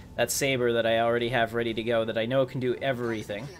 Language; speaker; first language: English; native; English